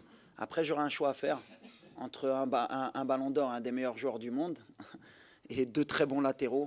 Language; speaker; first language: French; native; French